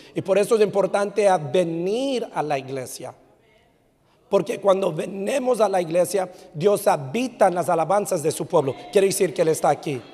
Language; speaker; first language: Spanish; early bilingual, heritage; Spanish